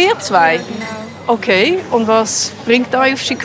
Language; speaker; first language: German; native; German